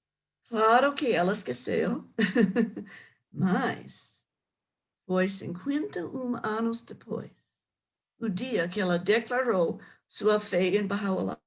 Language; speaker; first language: Portuguese; non-native, learner; English